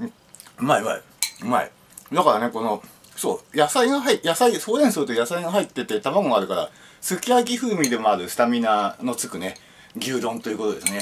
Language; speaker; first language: Japanese; native; Japanese